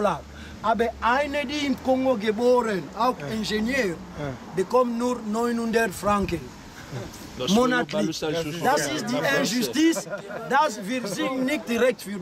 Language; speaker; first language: German; non-native, learner; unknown